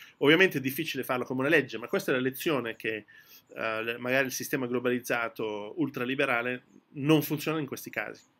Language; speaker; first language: Italian; early bilingual, heritage; French